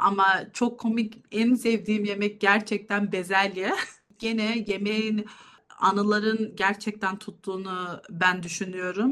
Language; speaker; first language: Turkish; early bilingual, heritage; Turkish